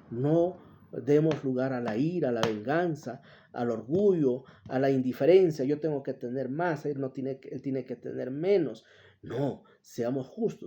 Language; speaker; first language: Spanish; native; Spanish